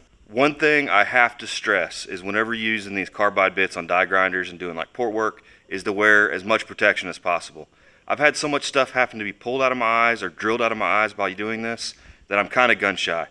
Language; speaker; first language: English; native; English